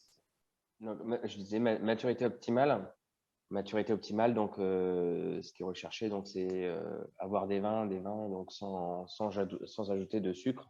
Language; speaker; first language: French; native; French